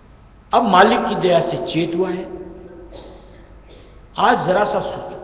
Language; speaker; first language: Hindi; native; Hindi